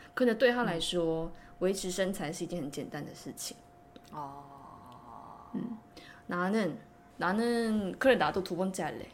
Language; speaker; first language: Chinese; native; Chinese